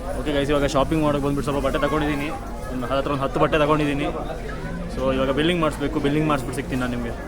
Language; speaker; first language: Kannada; native; Kannada